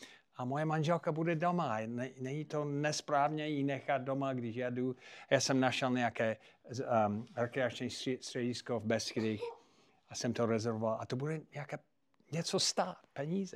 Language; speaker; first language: Czech; non-native, fluent; English